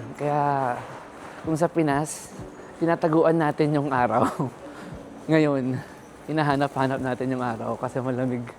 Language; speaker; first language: Filipino; non-native, local second language; Pampanga